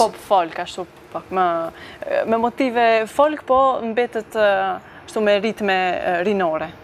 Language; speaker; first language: Albanian; early bilingual, heritage; Albanian